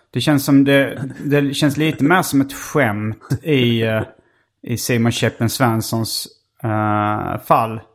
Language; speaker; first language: Swedish; native; Swedish